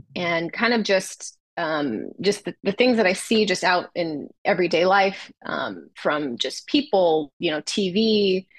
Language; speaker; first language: English; native; English